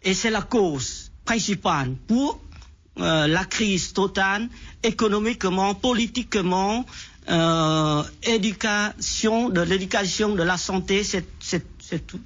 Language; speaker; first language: French; non-native, fluent; Vietnamese